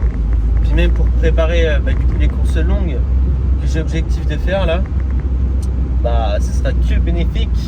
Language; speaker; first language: French; native; French